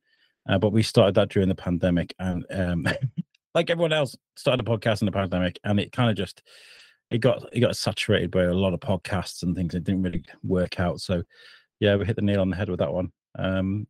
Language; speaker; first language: English; native; English